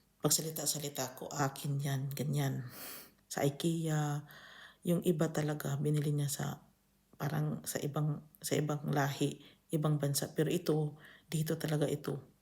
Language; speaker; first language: Filipino; native; Filipino